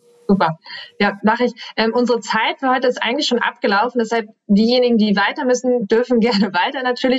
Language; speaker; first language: German; native; German